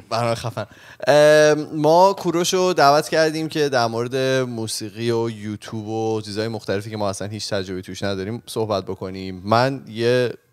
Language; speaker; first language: Persian; native; Persian